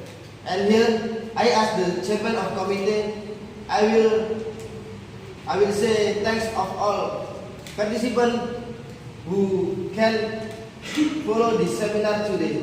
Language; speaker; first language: English; non-native, learner; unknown